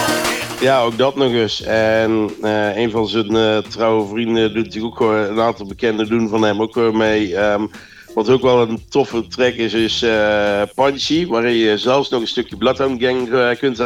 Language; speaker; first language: Dutch; native; Dutch